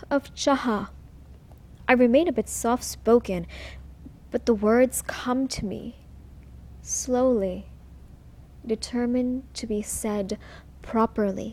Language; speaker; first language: English; early bilingual, other home language; Marathi